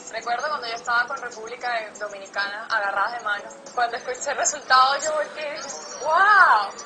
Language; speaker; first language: Spanish; native; Spanish